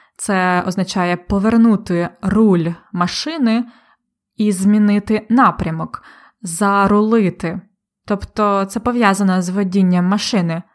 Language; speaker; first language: Ukrainian; native; Ukrainian